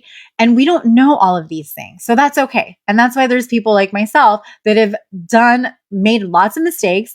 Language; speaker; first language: English; native; English